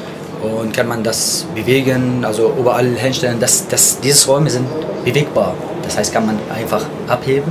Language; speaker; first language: German; non-native, fluent; Arabic